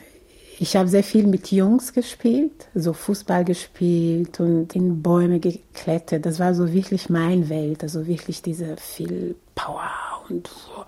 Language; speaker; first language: German; non-native, fluent; Portuguese